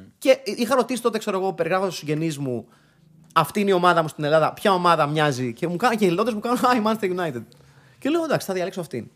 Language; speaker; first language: Greek; native; Greek